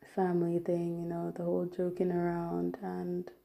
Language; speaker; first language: English; non-native, local second language; Yoruba